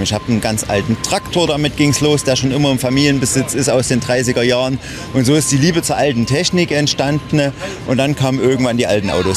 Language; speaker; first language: German; native; German